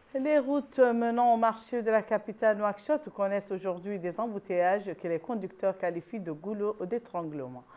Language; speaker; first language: French; non-native, local second language; Arabic